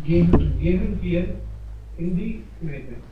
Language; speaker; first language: German; non-native, learner; Hindi